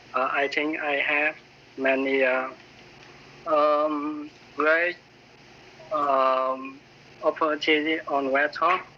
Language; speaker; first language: English; non-native, learner; Vietnamese